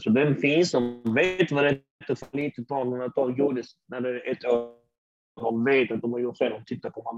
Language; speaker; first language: Swedish; early bilingual, other home language; Arabic